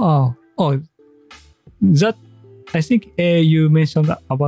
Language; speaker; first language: English; non-native, learner; Japanese